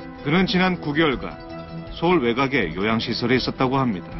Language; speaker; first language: Korean; native; Korean